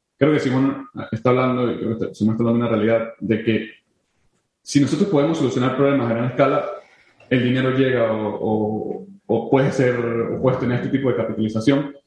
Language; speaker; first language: Spanish; native; Spanish